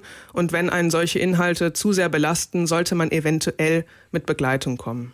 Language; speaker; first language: German; native; German